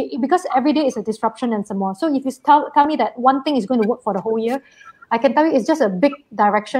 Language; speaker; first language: English; non-native, local second language; Chinese